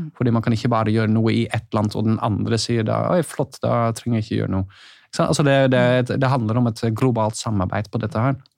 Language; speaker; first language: Norwegian; non-native, fluent; Dutch